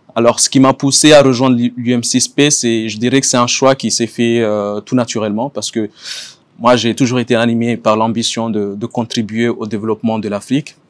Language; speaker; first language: French; non-native, local second language; Ngazidja Comorian